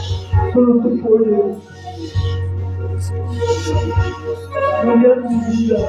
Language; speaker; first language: Spanish; non-native, local second language; Quechua